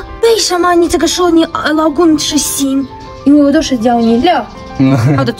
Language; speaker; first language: Chinese; non-native, learner; Ukrainian